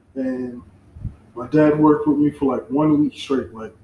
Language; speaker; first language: English; native; English